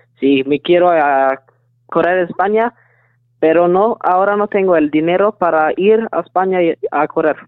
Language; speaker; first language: Spanish; non-native, learner; English